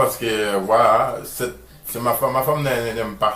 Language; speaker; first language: French; non-native, local second language; Haitian Creole